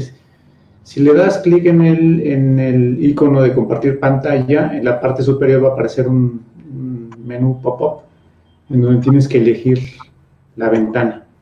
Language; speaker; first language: Spanish; native; Spanish